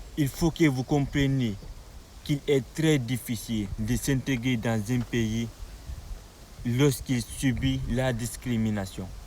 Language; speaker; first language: French; non-native, local second language; Fula